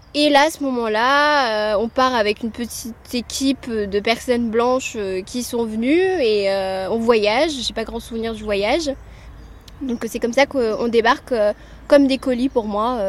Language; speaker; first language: French; early bilingual, other home language; Amharic